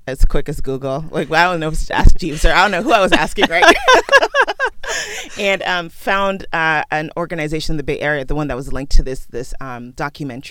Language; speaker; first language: English; early bilingual, other home language; Krio